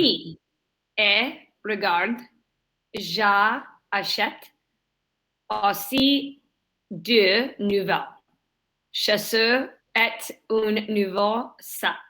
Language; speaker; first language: French; non-native, learner; English